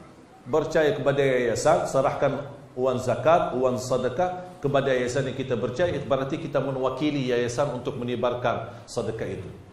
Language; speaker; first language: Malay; non-native, fluent; Arabic